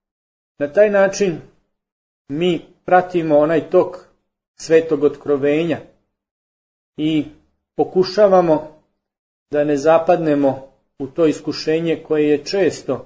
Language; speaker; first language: Serbian; native; Serbian